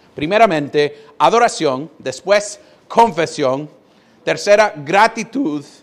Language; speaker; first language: Spanish; non-native, fluent; English